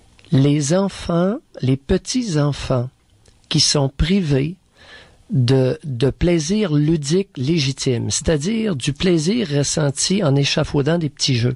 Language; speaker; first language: French; native; French